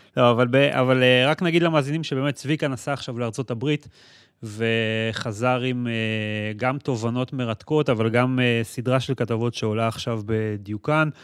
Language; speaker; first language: Hebrew; native; Hebrew